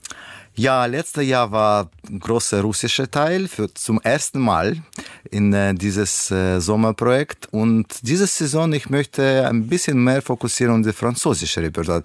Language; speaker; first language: German; non-native, learner; Russian